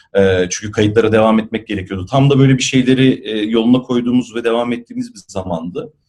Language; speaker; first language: Turkish; native; Turkish